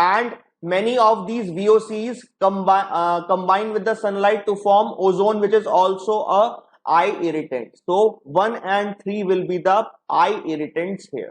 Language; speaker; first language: English; non-native, local second language; Hindi